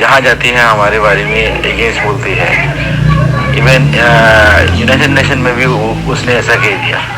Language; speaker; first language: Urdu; non-native, fluent; Rohingya